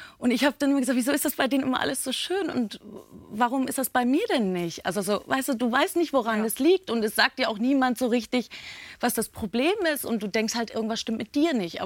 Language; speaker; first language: German; early bilingual, other home language; Turkish